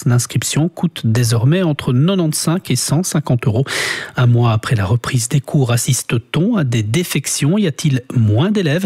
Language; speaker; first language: French; native; French